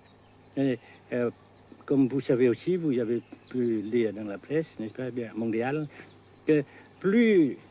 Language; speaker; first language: French; non-native, local second language; Vietnamese